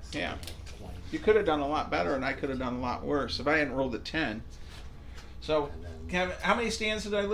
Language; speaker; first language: English; native; English